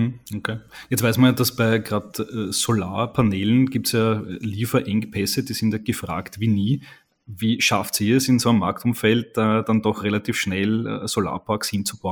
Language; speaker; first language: German; native; German